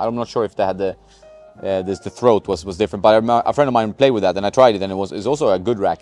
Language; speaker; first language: English; non-native, fluent; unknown